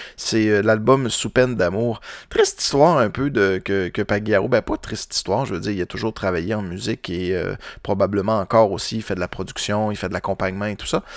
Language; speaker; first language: French; native; French